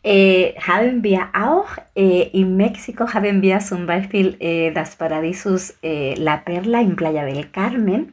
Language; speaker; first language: German; non-native, fluent; Spanish